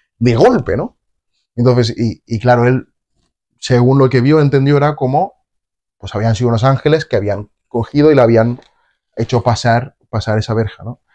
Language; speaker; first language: Spanish; native; Spanish